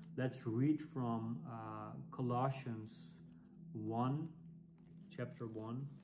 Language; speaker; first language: English; non-native, fluent; Dutch